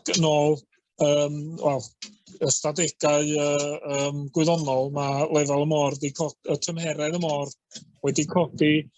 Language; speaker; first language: Welsh; native; Welsh